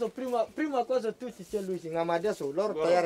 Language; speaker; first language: Italian; non-native, learner; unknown